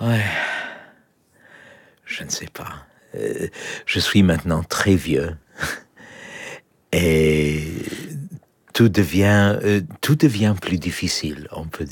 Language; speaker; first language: French; non-native, fluent; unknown